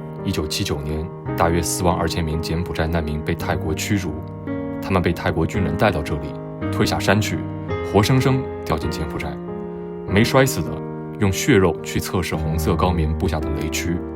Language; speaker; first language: Chinese; native; Chinese